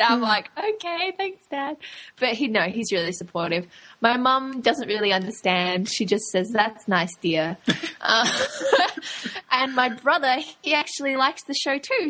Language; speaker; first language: English; native; English